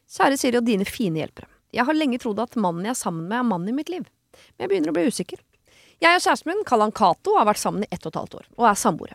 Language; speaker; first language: Norwegian; native; Norwegian